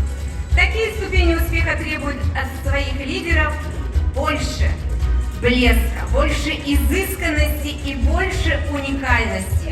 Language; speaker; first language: Russian; native; Russian